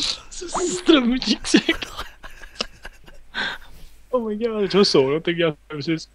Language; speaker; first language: Swedish; native; Swedish